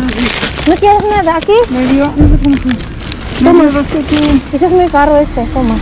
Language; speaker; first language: Spanish; non-native, learner; Filipino